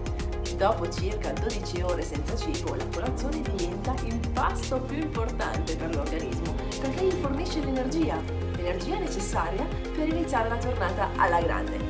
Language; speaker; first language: Italian; native; Italian